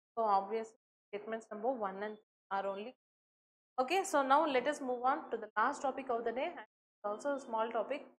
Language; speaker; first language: English; non-native, local second language; Telugu